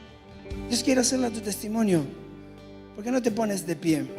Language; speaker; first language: Spanish; native; Spanish